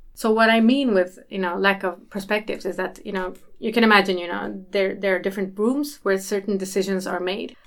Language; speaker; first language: English; early bilingual, other home language; Swedish